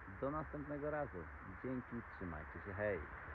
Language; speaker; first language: Polish; native; Polish